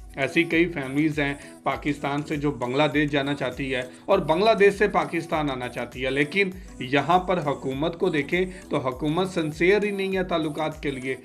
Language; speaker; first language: Urdu; non-native, local second language; Bangla